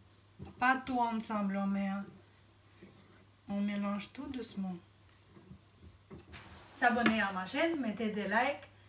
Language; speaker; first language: French; non-native, fluent; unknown